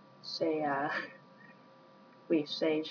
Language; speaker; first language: French; non-native, learner; English